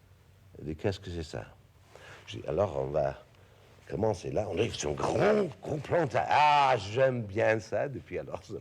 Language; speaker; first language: French; non-native, fluent; English